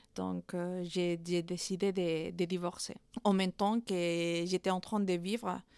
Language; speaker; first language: French; non-native, fluent; Spanish